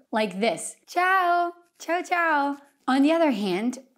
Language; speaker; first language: English; non-native, fluent; Italian